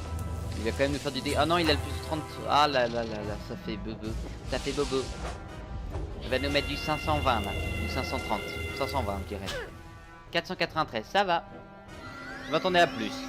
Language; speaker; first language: French; native; French